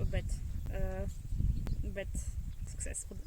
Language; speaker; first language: English; non-native, learner; Russian